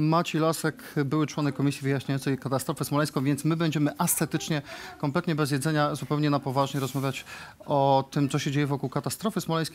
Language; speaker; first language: Polish; native; Polish